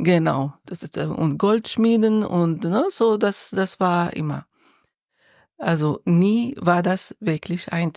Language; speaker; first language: German; non-native, learner; Arabic